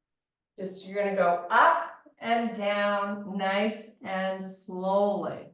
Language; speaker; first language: English; native; English